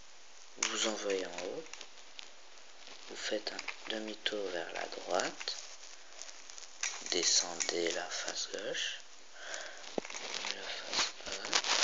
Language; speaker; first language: French; native; French